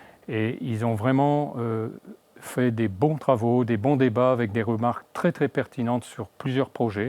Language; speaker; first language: French; native; French